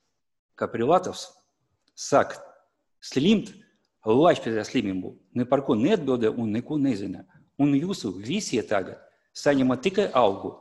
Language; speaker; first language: Latvian; non-native, local second language; Russian